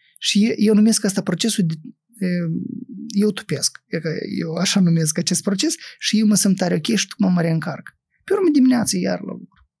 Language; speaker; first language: Romanian; native; Romanian